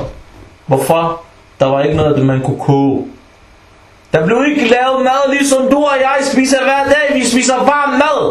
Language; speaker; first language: Danish; non-native, local second language; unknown